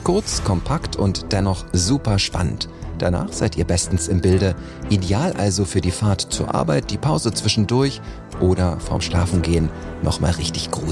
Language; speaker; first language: German; native; German